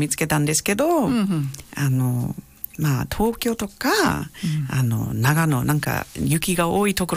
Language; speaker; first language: Japanese; non-native, fluent; English